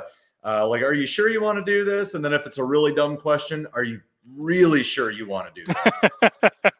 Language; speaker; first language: English; native; English